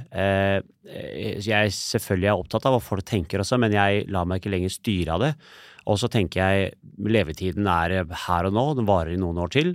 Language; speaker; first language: Norwegian; early bilingual, other home language; Urdu